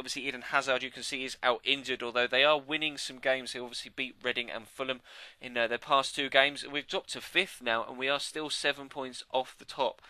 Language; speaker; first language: English; native; English